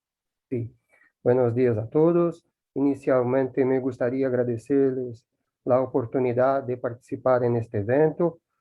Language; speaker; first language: Spanish; non-native, learner; Portuguese